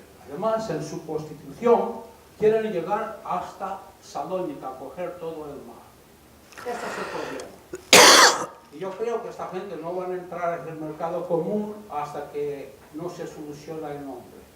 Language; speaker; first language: Spanish; non-native, fluent; Greek